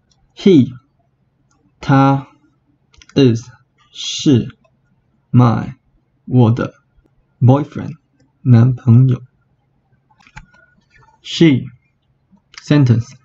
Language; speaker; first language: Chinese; non-native, fluent; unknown